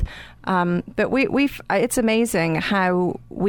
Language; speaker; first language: English; native; English